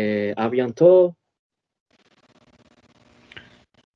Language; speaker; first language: French; non-native, learner; Spanish